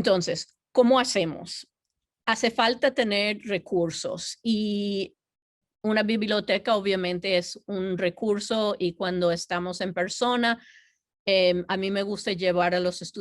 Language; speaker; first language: Spanish; non-native, fluent; English